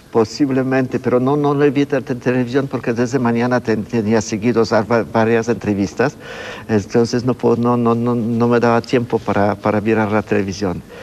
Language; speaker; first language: Spanish; non-native, fluent; Polish